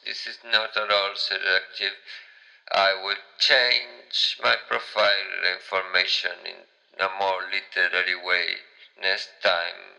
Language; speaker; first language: English; non-native, fluent; Spanish